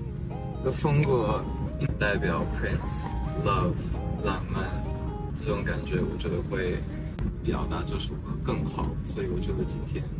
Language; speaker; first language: Chinese; non-native, fluent; Japanese